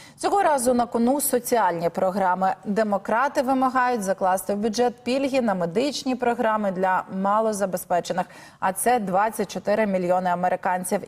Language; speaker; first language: Ukrainian; native; Ukrainian